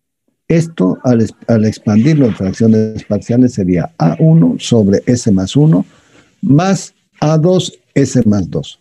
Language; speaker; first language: Spanish; native; Spanish